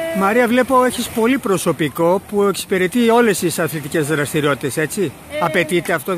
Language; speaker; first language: Greek; native; Greek